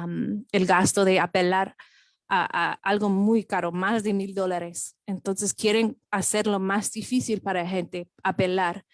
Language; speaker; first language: Spanish; non-native, fluent; English